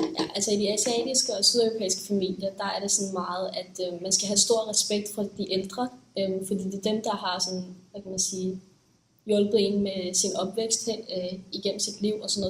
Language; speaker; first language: Danish; early bilingual, other home language; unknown